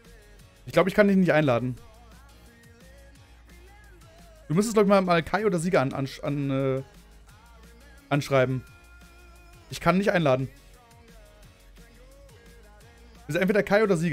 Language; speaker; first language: German; native; German